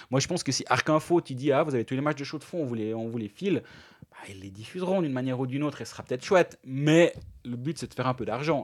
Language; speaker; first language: French; native; French